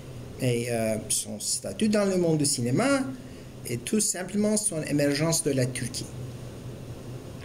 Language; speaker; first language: French; non-native, fluent; Turkish